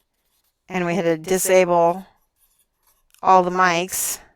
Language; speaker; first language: English; native; English